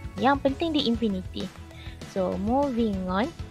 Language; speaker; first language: English; non-native, local second language; Malay